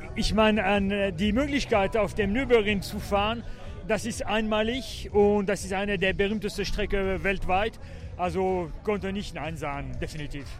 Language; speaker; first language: German; non-native, fluent; French